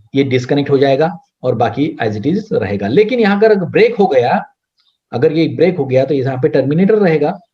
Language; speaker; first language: Hindi; non-native, local second language; Marathi